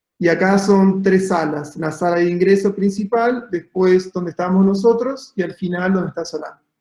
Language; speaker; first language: Spanish; native; Spanish